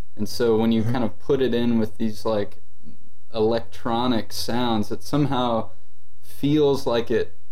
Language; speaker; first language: English; native; English